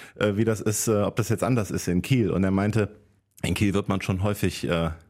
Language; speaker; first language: German; non-native, fluent; Norwegian